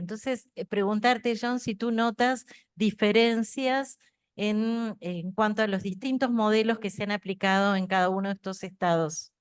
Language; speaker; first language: Spanish; native; Spanish